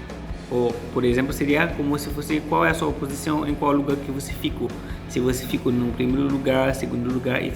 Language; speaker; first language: Portuguese; non-native, fluent; Haitian Creole